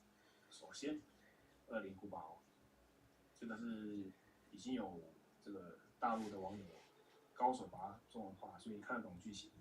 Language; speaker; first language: Chinese; native; Chinese